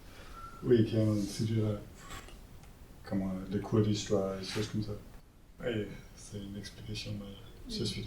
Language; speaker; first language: French; non-native, learner; Danish